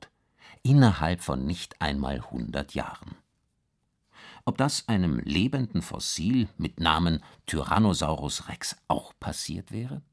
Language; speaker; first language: German; native; German